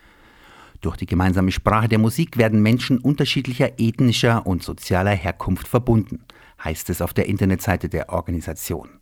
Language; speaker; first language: German; native; German